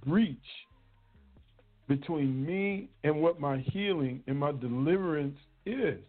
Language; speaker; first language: English; native; English